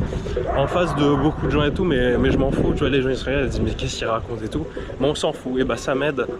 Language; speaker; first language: French; native; French